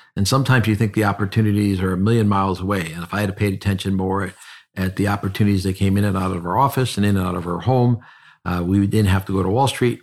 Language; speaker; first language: English; native; English